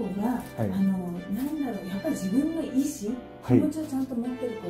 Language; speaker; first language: Japanese; native; Japanese